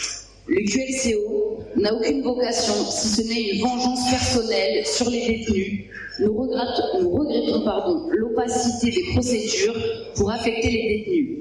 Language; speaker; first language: French; native; French